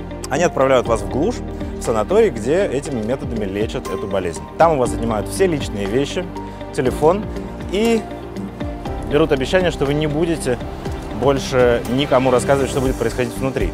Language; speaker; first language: Russian; native; Russian